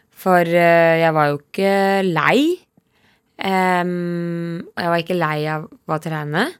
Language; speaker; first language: Norwegian; native; Norwegian